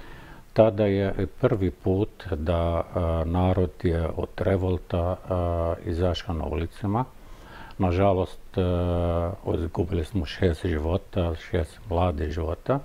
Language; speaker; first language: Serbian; non-native, fluent; Arabic